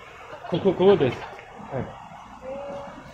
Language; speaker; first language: Japanese; non-native, learner; English